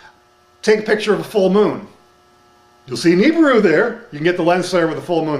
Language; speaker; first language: English; native; English